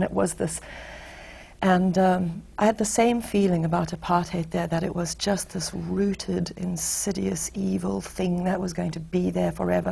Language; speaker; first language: English; native; English